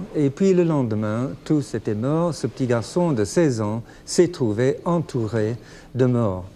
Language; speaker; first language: French; non-native, fluent; English